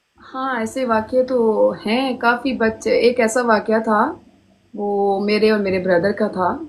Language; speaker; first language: Urdu; early bilingual, heritage; Hindi